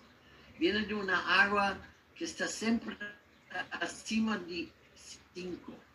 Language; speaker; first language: Spanish; non-native, learner; German